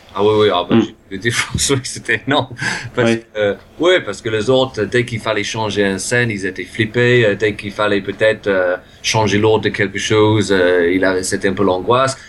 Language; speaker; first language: French; non-native, fluent; English